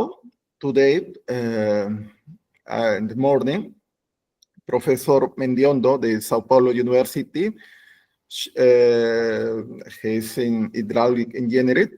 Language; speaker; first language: English; non-native, learner; Spanish